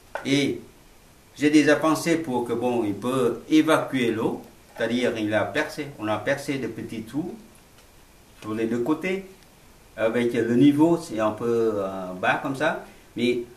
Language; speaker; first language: French; non-native, learner; Vietnamese